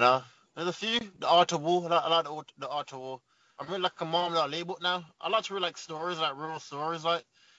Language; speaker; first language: English; native; English